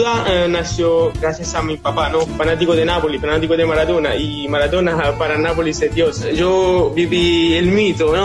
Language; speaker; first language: Spanish; non-native, learner; Italian